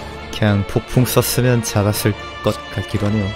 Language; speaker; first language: Korean; native; Korean